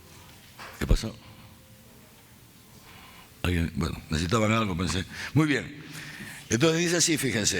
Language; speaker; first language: Spanish; native; Spanish